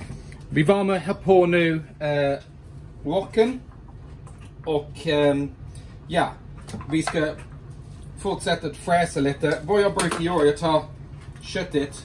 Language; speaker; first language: Swedish; non-native, fluent; English